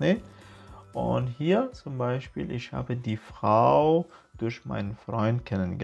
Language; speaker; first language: German; non-native, fluent; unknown